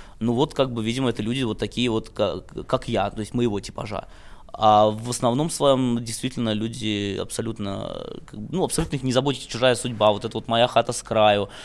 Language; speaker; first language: Russian; native; Russian